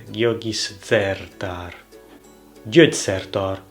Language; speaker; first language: Hungarian; non-native, learner; Italian